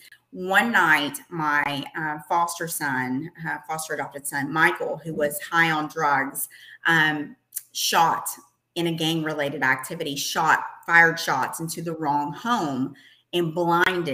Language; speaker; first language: English; native; English